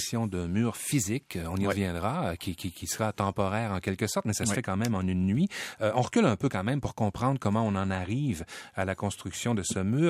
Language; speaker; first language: French; native; French